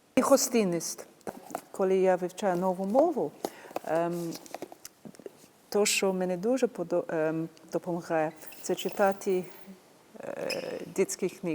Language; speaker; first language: Ukrainian; non-native, fluent; English